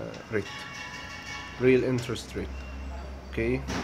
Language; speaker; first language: English; non-native, fluent; Arabic